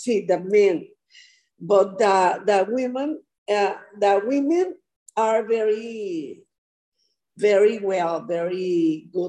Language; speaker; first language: English; non-native, learner; Spanish